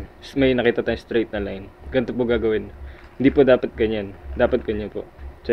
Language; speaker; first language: Filipino; native; Filipino